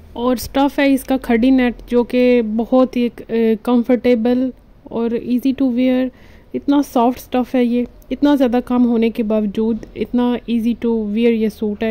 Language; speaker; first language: Urdu; native; Urdu